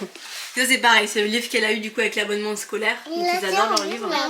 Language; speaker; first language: French; native; French